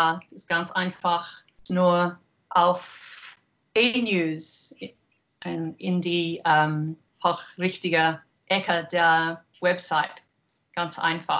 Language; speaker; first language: German; non-native, learner; English